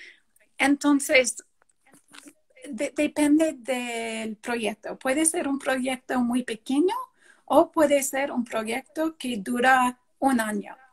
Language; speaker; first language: Spanish; non-native, fluent; English